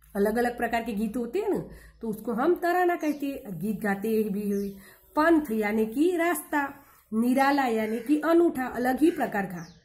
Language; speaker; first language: Hindi; non-native, local second language; Gujarati